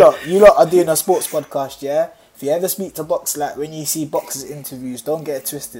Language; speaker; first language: English; native; English